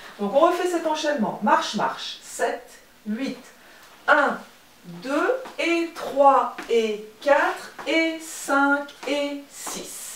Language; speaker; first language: French; native; French